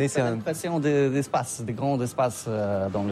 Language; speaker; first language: French; non-native, learner; Polish